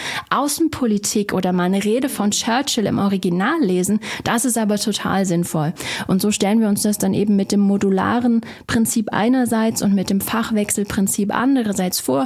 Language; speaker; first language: German; native; German